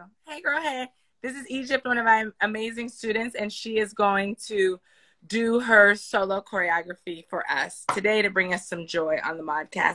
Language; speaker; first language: English; native; English